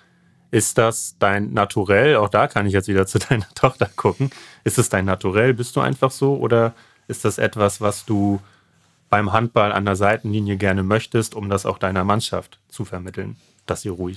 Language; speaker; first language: German; native; German